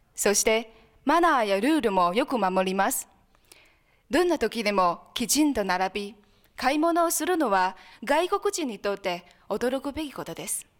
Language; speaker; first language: Japanese; non-native, fluent; Chinese